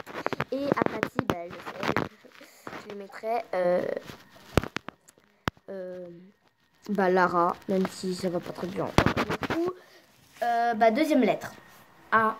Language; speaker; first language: French; native; French